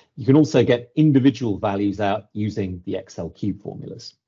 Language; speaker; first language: English; native; English